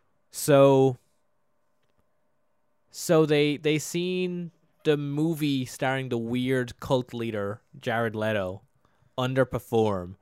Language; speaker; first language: English; native; English